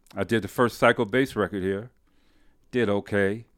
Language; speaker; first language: English; native; English